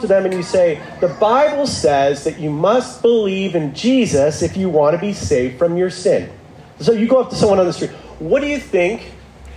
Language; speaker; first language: English; native; English